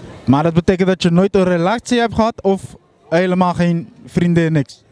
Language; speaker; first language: Dutch; native; Dutch